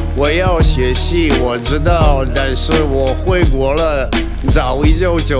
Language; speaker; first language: Chinese; non-native, learner; Russian